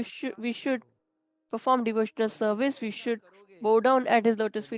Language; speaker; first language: English; non-native, local second language; Hindi